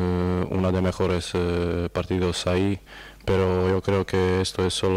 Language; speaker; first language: Spanish; non-native, learner; Croatian